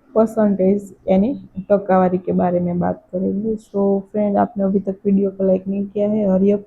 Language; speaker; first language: Hindi; non-native, local second language; Gujarati